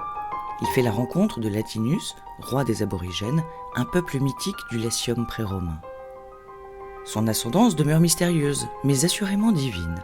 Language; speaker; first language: French; native; French